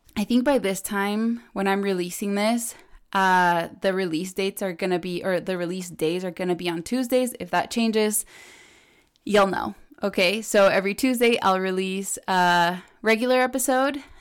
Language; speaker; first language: English; early bilingual, other home language; Spanish